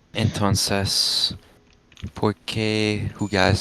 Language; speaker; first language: Spanish; non-native, learner; English